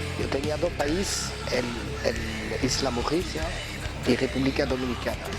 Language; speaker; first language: Spanish; non-native, learner; French